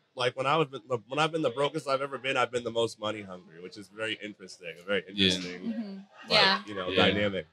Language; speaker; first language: English; native; English